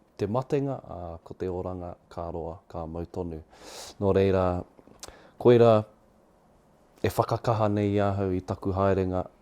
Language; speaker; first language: Māori; native; Māori